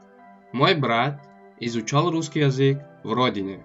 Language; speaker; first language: Russian; non-native, local second language; Tajik